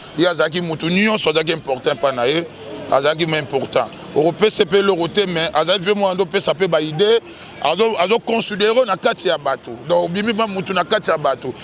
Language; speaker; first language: Lingala; native; Lingala